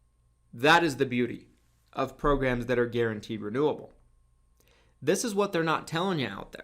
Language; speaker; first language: English; native; English